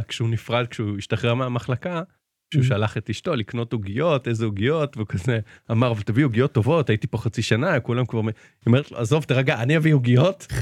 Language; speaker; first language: Hebrew; native; Hebrew